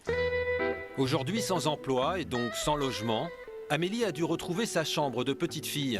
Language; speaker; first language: French; native; French